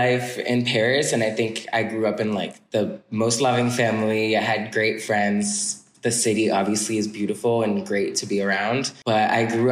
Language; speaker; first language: English; non-native, fluent; French